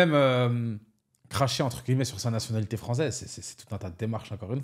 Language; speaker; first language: French; native; French